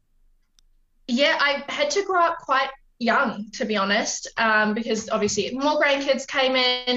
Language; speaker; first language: English; native; English